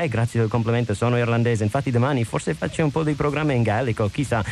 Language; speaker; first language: Italian; non-native, fluent; English